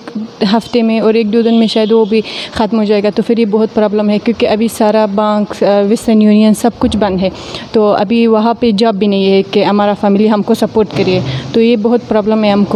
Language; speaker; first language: Hindi; non-native, fluent; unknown